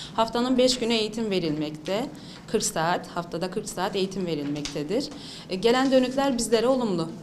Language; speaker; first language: Turkish; native; Turkish